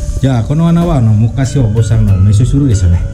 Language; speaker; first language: Japanese; non-native, fluent; Indonesian